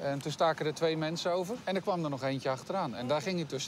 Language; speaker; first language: Dutch; native; Dutch